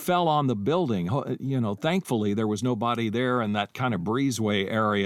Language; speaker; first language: English; native; English